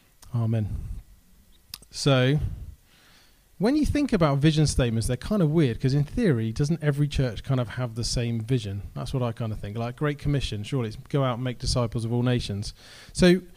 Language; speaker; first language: English; native; English